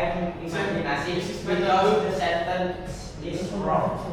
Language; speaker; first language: English; non-native, learner; Indonesian